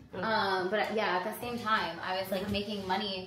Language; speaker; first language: English; native; English